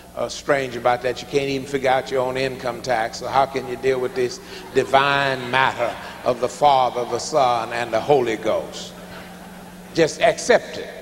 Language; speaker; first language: English; native; English